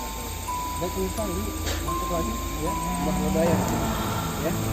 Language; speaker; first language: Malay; non-native, local second language; Sundanese